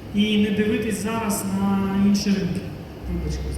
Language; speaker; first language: Ukrainian; non-native, local second language; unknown